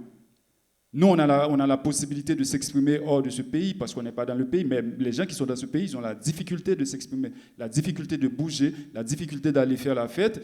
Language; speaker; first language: French; non-native, local second language; Haitian Creole